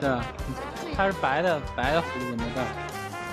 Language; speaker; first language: Chinese; native; Chinese